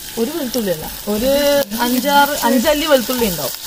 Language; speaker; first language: Malayalam; native; Malayalam